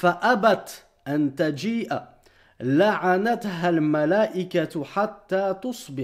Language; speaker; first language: Arabic; non-native, fluent; French